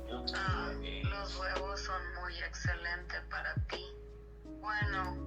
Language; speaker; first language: Spanish; non-native, learner; English